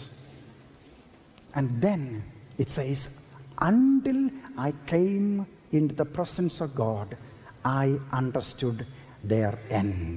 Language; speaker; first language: English; non-native, local second language; Malayalam